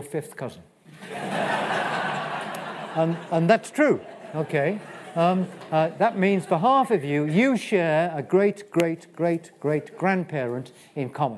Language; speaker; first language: English; native; English